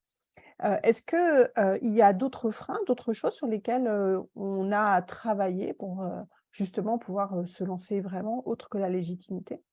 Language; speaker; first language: French; native; French